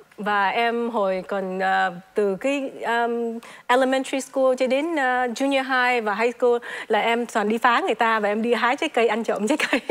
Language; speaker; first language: Vietnamese; early bilingual, heritage; Vietnamese